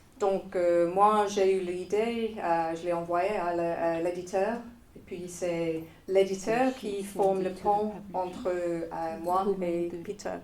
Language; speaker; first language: French; non-native, fluent; English